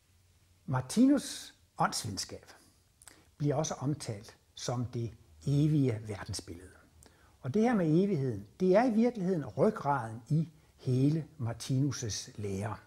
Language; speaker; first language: Danish; native; Danish